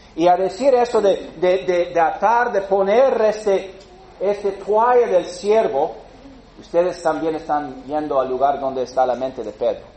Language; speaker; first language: Spanish; non-native, fluent; English